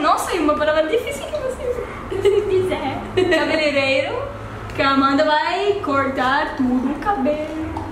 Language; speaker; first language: Portuguese; non-native, learner; French